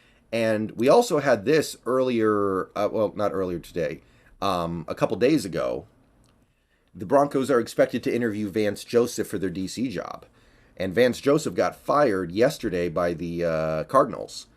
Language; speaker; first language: English; native; English